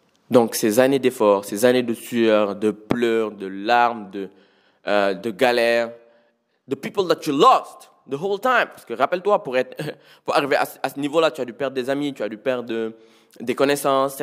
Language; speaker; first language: French; non-native, local second language; Wolof